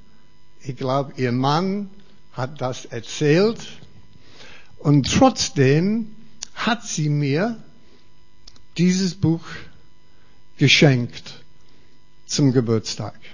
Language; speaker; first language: German; non-native, fluent; English